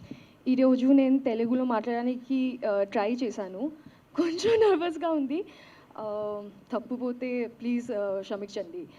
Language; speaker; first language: Telugu; non-native, learner; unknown